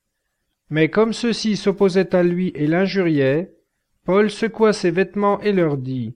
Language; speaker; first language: French; native; French